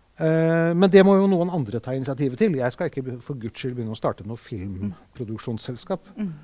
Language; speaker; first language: Norwegian; native; Norwegian